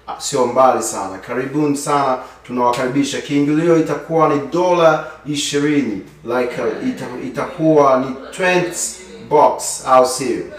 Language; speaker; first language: Swahili; native; Swahili